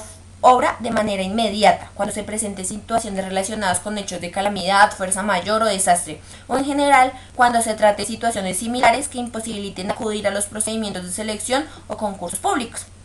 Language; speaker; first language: Spanish; native; Spanish